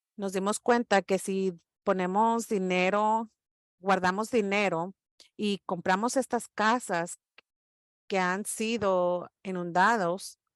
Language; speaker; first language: Spanish; early bilingual, heritage; English